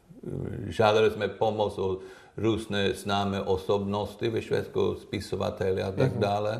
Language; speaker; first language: Czech; non-native, learner; Swedish